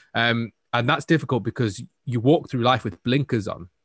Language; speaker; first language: English; native; English